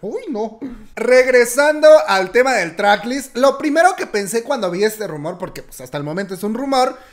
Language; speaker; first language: Spanish; native; Spanish